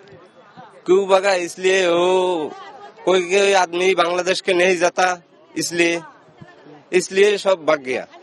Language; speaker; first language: Hindi; non-native, learner; Bangla